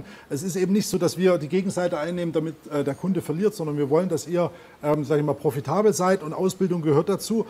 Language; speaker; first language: German; native; German